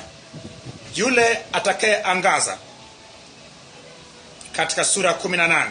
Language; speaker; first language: Swahili; non-native, local second language; Luo (Kenya and Tanzania)